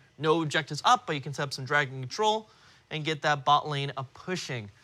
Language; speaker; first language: English; native; English